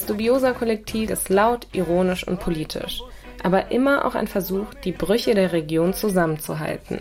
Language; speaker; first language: German; native; German